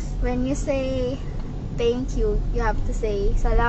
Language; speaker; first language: English; non-native, local second language; Filipino